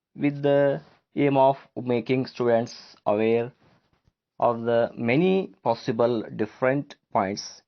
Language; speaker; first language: English; non-native, local second language; Kannada